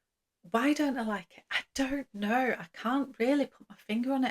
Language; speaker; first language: English; native; English